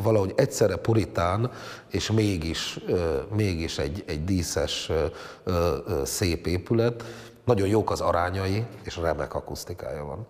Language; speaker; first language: Hungarian; native; Hungarian